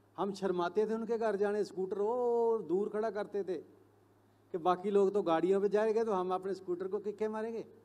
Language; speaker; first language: Hindi; non-native, local second language; Punjabi